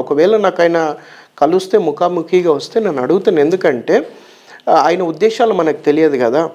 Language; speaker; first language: Telugu; native; Telugu